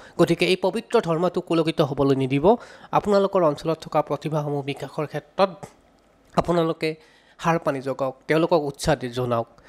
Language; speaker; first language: Assamese; native; Assamese